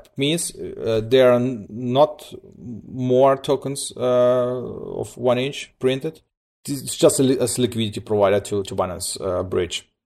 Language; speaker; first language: English; early bilingual, other home language; Russian